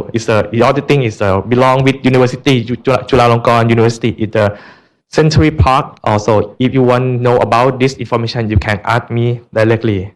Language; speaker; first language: English; non-native, learner; Thai